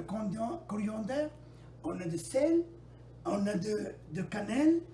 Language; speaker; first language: French; non-native, local second language; Arabic